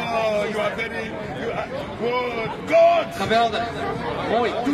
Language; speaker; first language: English; non-native, learner; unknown